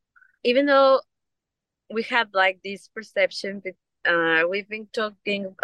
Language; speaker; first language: English; non-native, fluent; Spanish